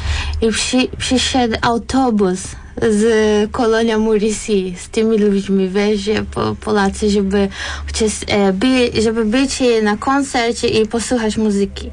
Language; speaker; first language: Polish; non-native, fluent; Portuguese